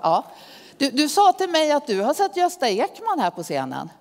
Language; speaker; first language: Swedish; native; Swedish